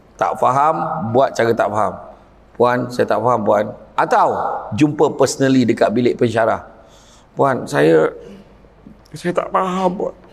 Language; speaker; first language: Malay; native; Malay